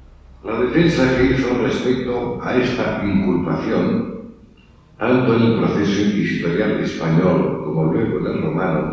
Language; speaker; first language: Spanish; native; Spanish